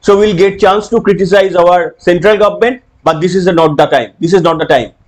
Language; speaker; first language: English; non-native, local second language; Bangla